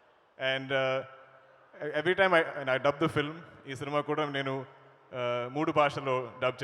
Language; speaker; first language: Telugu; non-native, learner; Malayalam